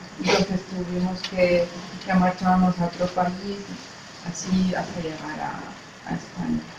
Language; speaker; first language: Spanish; non-native, learner; Arabic